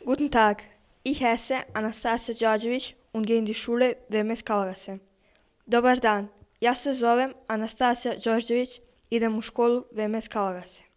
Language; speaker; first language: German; early bilingual, other home language; Serbian